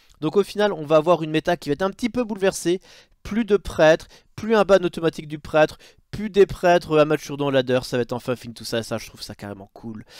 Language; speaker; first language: French; native; French